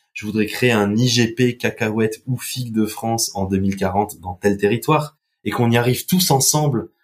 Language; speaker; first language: French; non-native, local second language; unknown